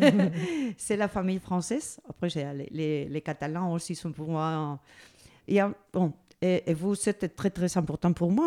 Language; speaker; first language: French; non-native, fluent; Spanish